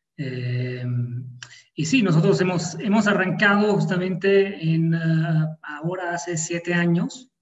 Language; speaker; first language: Spanish; non-native, fluent; Italian